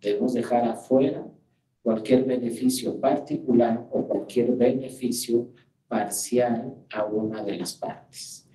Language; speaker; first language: Spanish; native; Spanish